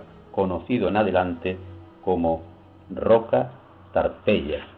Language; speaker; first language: Spanish; native; Spanish